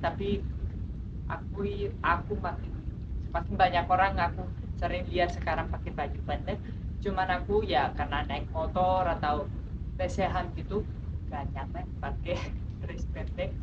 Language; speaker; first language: Indonesian; non-native, fluent; Spanish